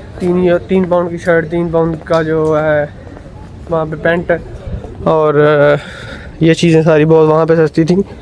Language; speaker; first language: Urdu; non-native, local second language; Punjabi